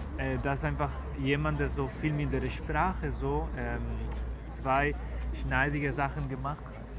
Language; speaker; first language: German; non-native, fluent; Spanish